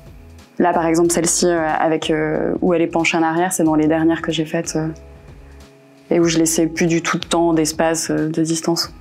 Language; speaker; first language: French; native; French